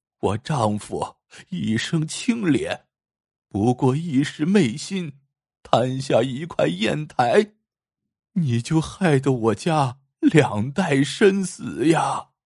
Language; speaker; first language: Chinese; native; Chinese